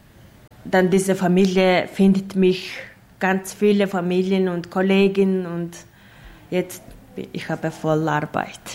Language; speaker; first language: German; non-native, learner; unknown